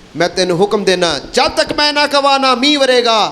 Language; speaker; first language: Hindi; non-native, local second language; Punjabi